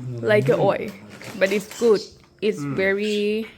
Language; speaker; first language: English; non-native, learner; Thai